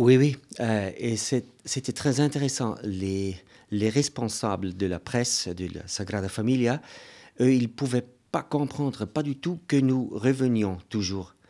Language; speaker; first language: French; non-native, local second language; German